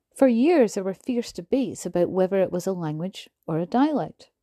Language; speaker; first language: English; native; English